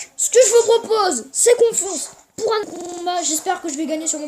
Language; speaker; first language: French; native; French